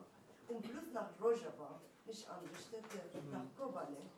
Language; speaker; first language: German; non-native, learner; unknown